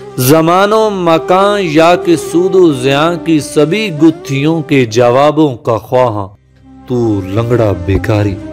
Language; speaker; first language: Urdu; non-native, local second language; Punjabi